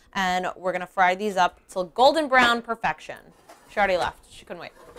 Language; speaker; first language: English; early bilingual, other home language; Italian